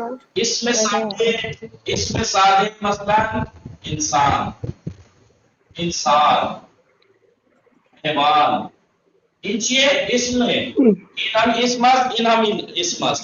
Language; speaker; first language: Persian; non-native, fluent; Urdu